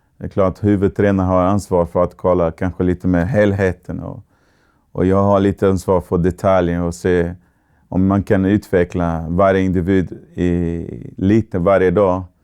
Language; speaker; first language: Swedish; non-native, fluent; Portuguese